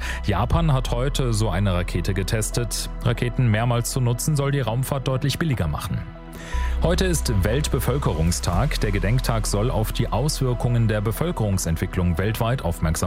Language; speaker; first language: German; native; German